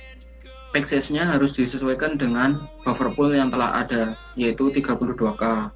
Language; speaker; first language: Indonesian; native; Indonesian